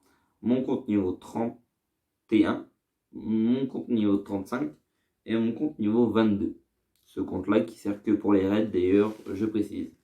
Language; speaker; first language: French; native; French